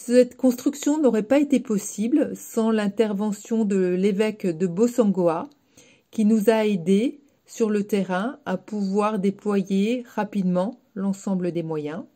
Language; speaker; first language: French; native; French